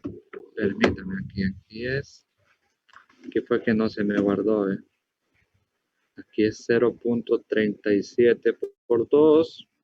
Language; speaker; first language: Spanish; native; Spanish